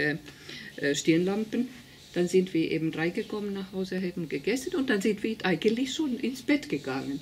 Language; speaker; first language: German; non-native, fluent; Finnish